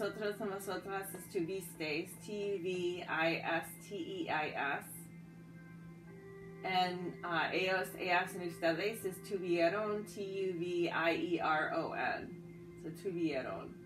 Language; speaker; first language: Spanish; non-native, fluent; English